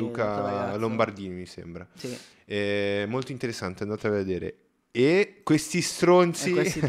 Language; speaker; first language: Italian; native; Italian